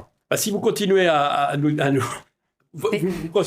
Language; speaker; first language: French; native; French